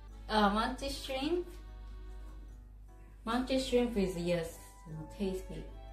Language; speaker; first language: English; non-native, learner; Japanese